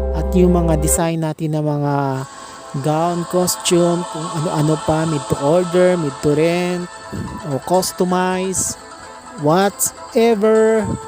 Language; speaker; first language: Filipino; non-native, local second language; Cebuano